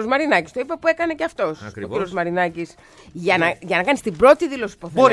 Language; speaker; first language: Greek; native; Greek